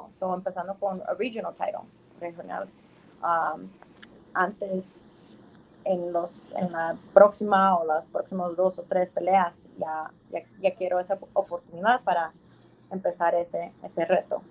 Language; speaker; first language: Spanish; early bilingual, heritage; Spanish